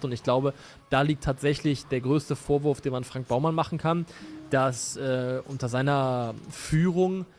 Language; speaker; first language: German; native; German